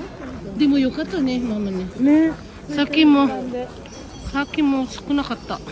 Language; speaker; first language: Japanese; non-native, fluent; Filipino